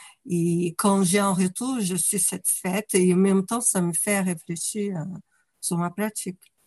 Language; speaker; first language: French; non-native, fluent; Portuguese